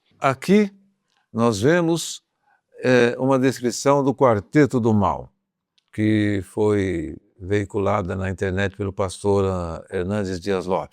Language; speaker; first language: Portuguese; native; Portuguese